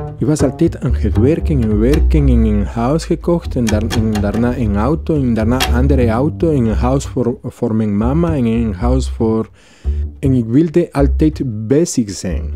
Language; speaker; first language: Dutch; non-native, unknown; Spanish